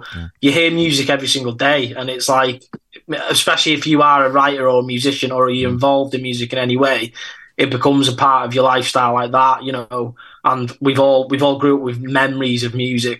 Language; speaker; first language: English; native; English